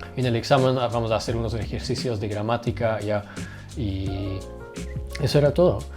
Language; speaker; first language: Spanish; non-native, fluent; Dutch